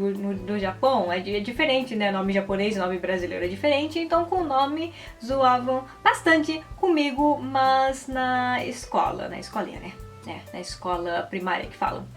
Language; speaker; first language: Portuguese; early bilingual, heritage; Portuguese